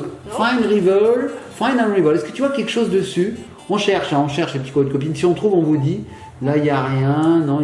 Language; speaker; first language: French; native; French